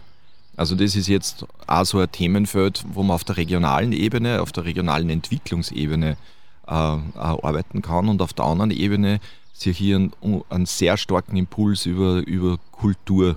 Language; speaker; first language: German; native; German